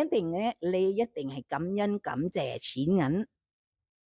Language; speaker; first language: Cantonese; non-native, fluent; Thai